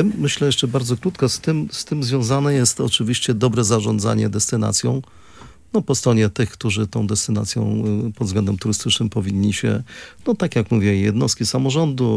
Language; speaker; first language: Polish; native; Polish